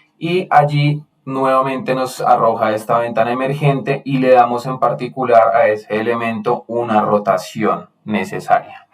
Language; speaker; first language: Spanish; native; Spanish